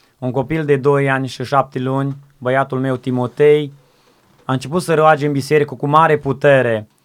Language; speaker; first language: Romanian; native; Romanian